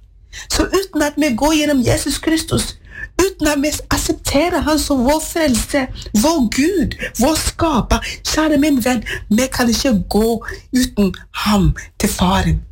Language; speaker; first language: Norwegian; non-native, fluent; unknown